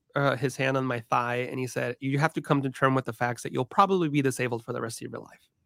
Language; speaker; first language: English; early bilingual, other home language; Spanish